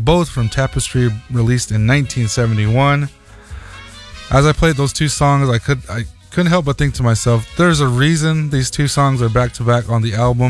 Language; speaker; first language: English; native; English